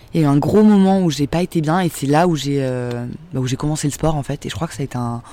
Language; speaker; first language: French; native; French